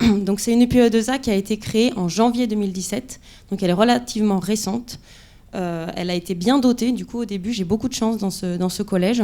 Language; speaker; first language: French; native; French